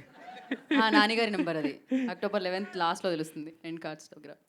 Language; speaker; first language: Telugu; native; Telugu